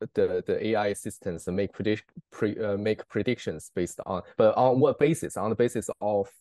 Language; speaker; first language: English; non-native, fluent; Chinese